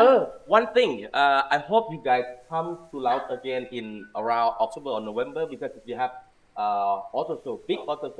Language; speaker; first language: English; non-native, fluent; Lao